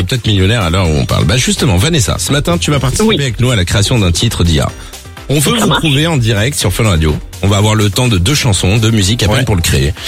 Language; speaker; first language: French; native; French